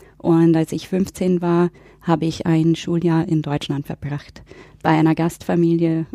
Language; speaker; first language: German; non-native, fluent; English